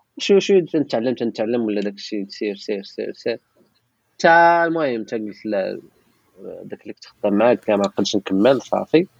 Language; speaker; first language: Arabic; non-native, local second language; Tachelhit